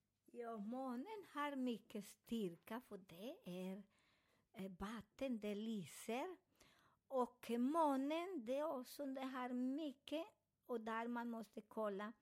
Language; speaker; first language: Swedish; non-native, fluent; Spanish